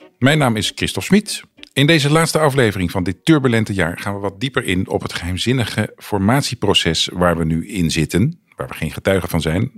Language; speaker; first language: Dutch; native; Dutch